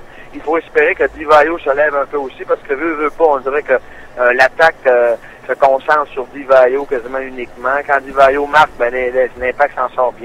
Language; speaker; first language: French; native; French